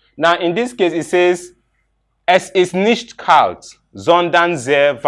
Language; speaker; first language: German; non-native, fluent; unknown